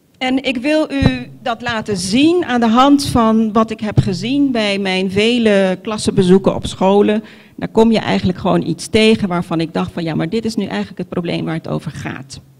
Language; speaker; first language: Dutch; non-native, local second language; Papiamento